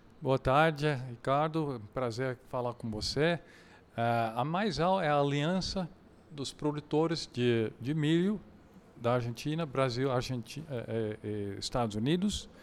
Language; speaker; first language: Portuguese; non-native, fluent; Dutch